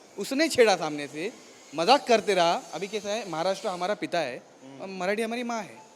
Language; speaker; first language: Hindi; native; Hindi